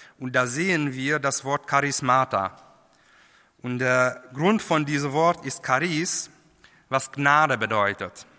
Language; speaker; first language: German; non-native, fluent; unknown